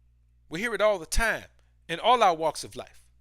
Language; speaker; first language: English; native; English